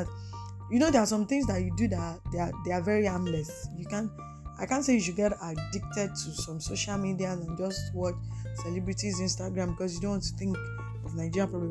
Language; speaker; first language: English; non-native, local second language; Yoruba